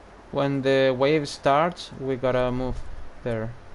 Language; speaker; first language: English; non-native, learner; Spanish